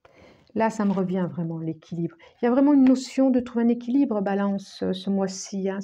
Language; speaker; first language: French; native; French